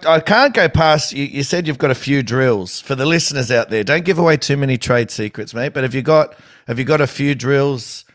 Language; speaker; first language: English; native; English